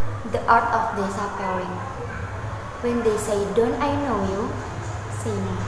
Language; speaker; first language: English; non-native, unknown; Indonesian